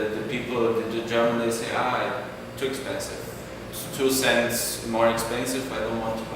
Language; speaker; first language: English; non-native, fluent; German